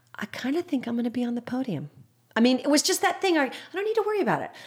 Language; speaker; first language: English; native; English